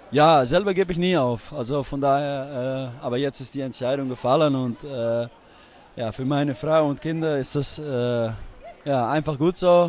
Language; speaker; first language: German; non-native, fluent; Dutch